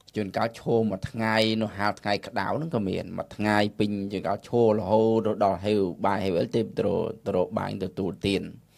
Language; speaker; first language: Khmer; native; Khmer